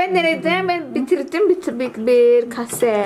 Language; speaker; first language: Turkish; non-native, learner; Indonesian